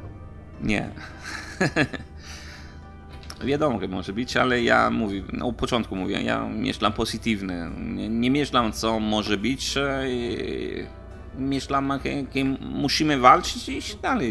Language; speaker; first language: Polish; non-native, learner; Italian